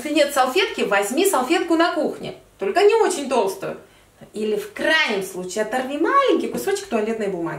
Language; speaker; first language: Russian; native; Russian